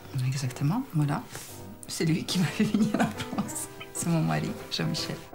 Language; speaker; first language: French; non-native, fluent; Lithuanian